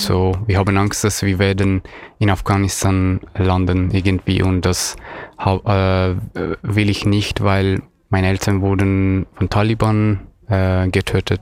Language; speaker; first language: German; non-native, learner; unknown